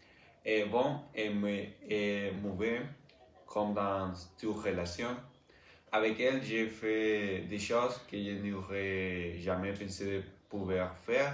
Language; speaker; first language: French; non-native, learner; Spanish